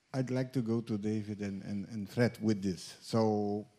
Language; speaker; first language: English; non-native, fluent; Dutch